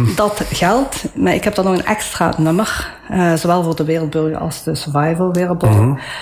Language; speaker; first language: Dutch; early bilingual, other home language; Italian